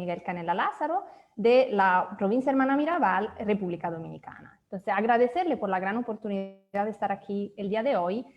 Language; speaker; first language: Spanish; native; Spanish